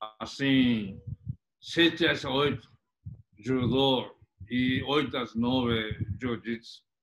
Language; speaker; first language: Portuguese; non-native, fluent; Japanese